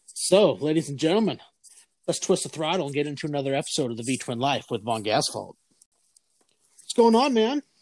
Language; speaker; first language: English; native; English